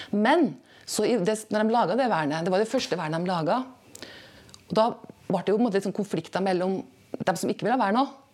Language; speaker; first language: Norwegian; native; Norwegian